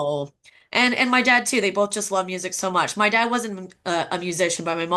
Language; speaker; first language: English; native; English